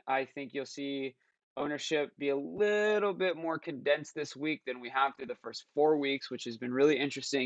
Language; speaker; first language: English; native; English